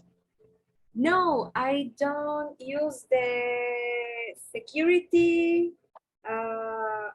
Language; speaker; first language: English; non-native, learner; Spanish